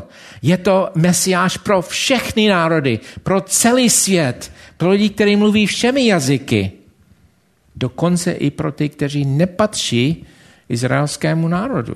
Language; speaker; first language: Czech; non-native, fluent; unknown